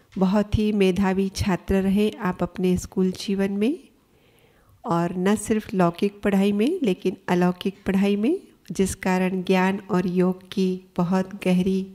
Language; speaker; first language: Hindi; native; Hindi